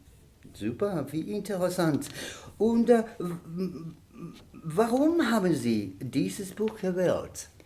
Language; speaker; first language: German; non-native, learner; Spanish